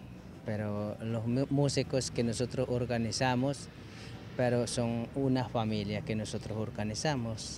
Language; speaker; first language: Spanish; non-native, local second language; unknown